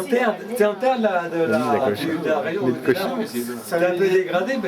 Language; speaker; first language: French; native; French